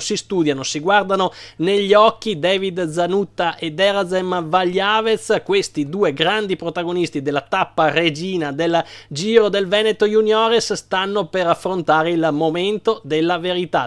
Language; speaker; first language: Italian; native; Italian